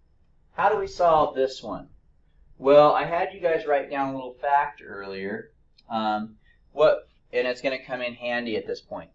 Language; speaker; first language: English; native; English